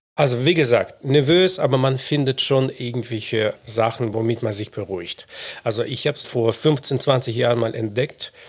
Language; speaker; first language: German; non-native, fluent; Russian